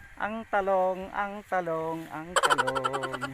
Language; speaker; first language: Filipino; non-native, local second language; Bikol